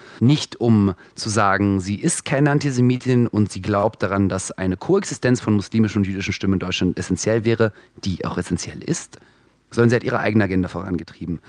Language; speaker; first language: German; early bilingual, other home language; Russian